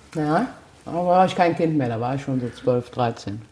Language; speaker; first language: German; native; German